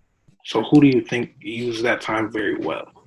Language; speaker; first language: English; native; English